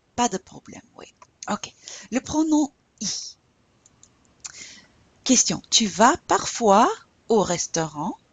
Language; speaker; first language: French; non-native, fluent; English